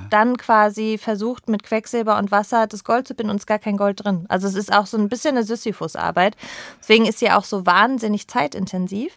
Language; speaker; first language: German; native; German